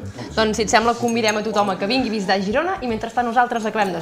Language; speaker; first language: Catalan; native; Catalan